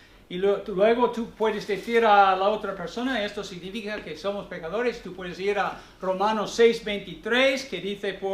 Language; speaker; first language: Spanish; non-native, fluent; English